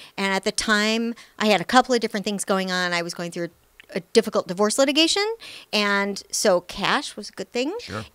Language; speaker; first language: English; native; English